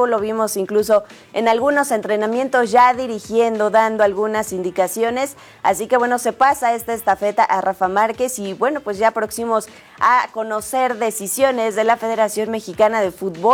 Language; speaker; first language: Spanish; native; Spanish